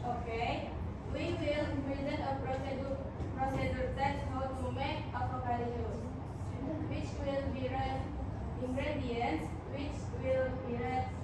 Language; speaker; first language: English; non-native, learner; Indonesian